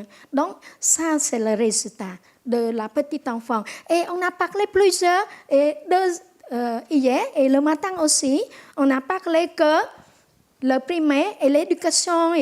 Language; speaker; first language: French; non-native, local second language; Khmer